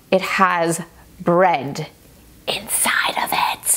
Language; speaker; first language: English; non-native, fluent; Persian